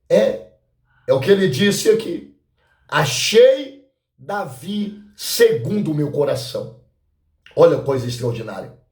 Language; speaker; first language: Portuguese; native; Portuguese